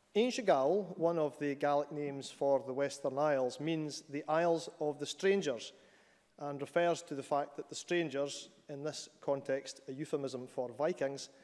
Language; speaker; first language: English; native; English